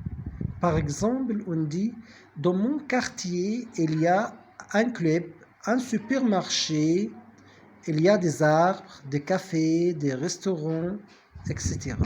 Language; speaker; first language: French; non-native, fluent; Arabic